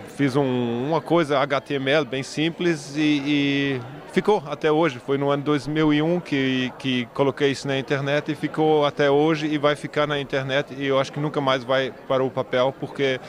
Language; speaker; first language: Portuguese; early bilingual, heritage; German